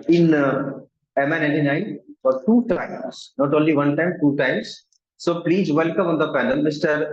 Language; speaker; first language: English; non-native, local second language; Hindi